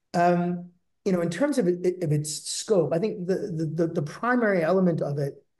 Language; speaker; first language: English; native; English